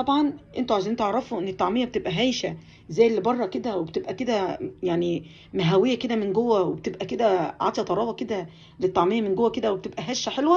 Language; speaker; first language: Arabic; native; Arabic